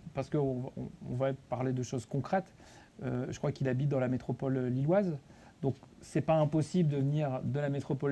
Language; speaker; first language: French; native; French